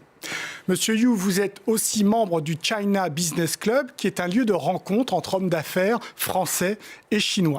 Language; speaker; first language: French; native; French